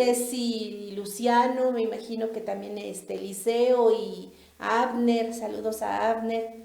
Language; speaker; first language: Spanish; native; Spanish